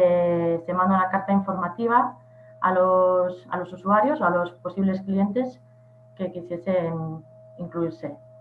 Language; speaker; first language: Spanish; native; Spanish